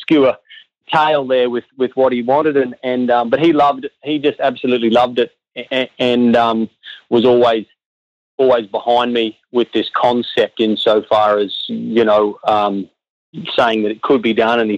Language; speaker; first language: English; native; English